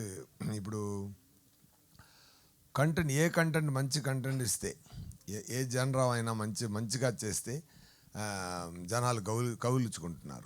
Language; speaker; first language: Telugu; non-native, learner; Tamil